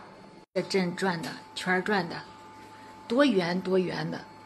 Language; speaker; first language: Chinese; native; Chinese